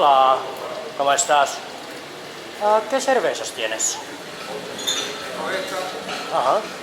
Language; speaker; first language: Spanish; non-native, learner; Finnish